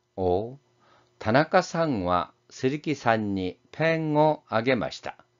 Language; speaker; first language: Japanese; non-native, fluent; Korean